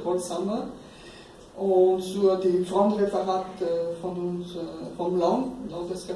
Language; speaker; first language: German; non-native, fluent; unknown